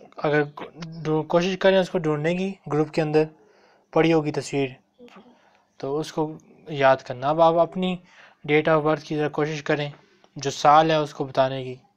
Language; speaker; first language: Urdu; non-native, local second language; Punjabi